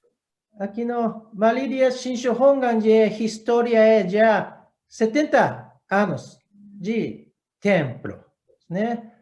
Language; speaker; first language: Portuguese; non-native, learner; Japanese